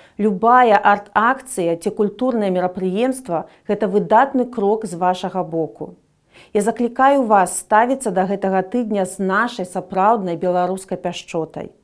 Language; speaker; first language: Belarusian; non-native, local second language; Russian